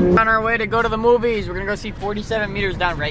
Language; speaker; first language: English; native; English